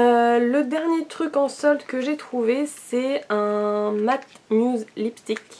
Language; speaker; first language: French; native; French